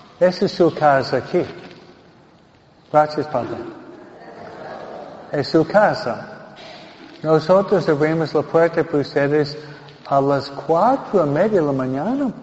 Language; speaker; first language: Spanish; non-native, fluent; English